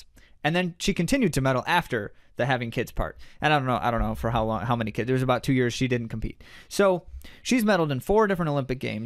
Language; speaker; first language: English; native; English